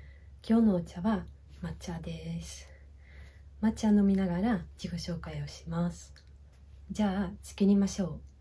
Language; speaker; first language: Japanese; non-native, fluent; Dutch